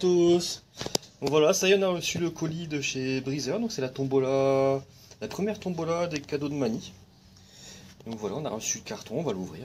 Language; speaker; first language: French; native; French